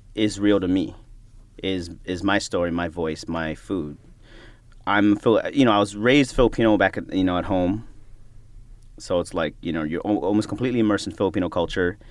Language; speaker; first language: English; native; English